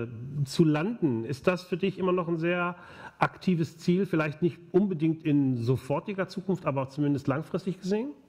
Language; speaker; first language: German; native; German